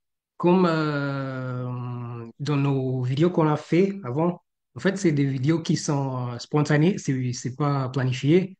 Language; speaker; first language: French; non-native, fluent; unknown